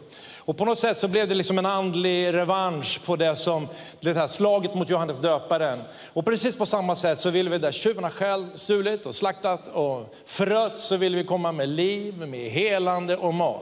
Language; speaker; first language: Swedish; native; Swedish